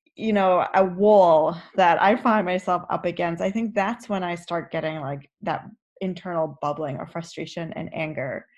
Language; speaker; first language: English; native; English